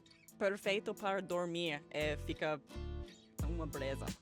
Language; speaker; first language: Portuguese; non-native, learner; English